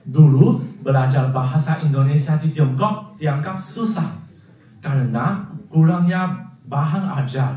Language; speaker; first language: Indonesian; non-native, fluent; Chinese